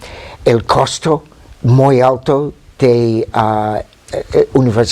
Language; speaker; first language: Spanish; non-native, fluent; English